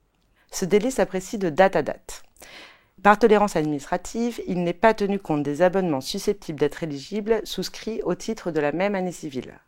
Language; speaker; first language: French; native; French